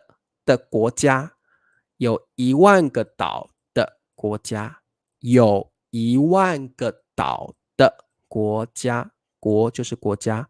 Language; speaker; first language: Chinese; native; Chinese